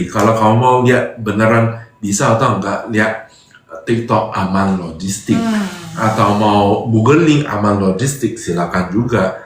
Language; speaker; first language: Indonesian; non-native, fluent; English